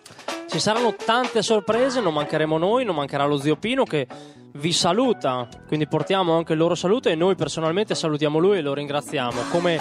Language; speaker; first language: Italian; native; Italian